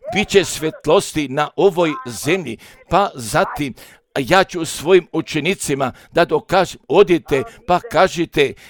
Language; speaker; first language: Croatian; early bilingual, heritage; Croatian